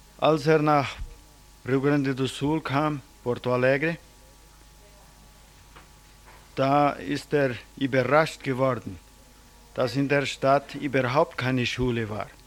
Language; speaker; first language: German; early bilingual, heritage; German